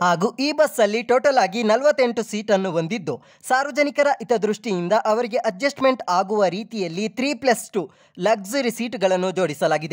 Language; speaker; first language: Kannada; native; Kannada